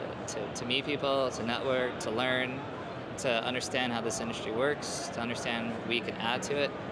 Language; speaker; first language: English; native; English